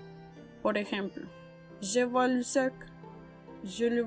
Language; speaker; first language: French; non-native, fluent; Spanish